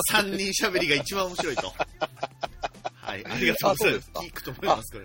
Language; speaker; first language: Japanese; native; Japanese